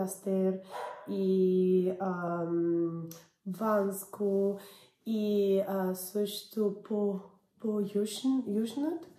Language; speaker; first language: Bulgarian; non-native, learner; English